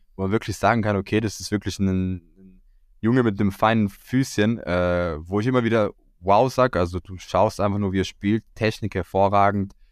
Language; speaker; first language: German; early bilingual, other home language; Croatian